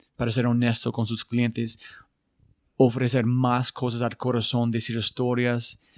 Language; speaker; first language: Spanish; non-native, learner; English